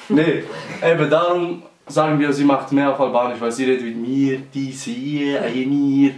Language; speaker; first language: German; early bilingual, other home language; Albanian